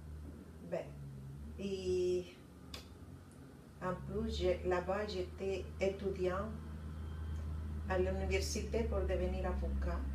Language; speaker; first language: French; non-native, fluent; Spanish